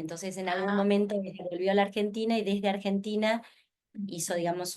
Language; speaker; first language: Spanish; native; Spanish